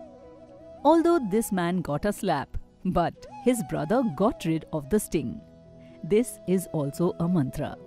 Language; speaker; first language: English; non-native, local second language; Hindi